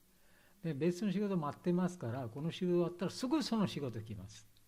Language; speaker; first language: Japanese; non-native, learner; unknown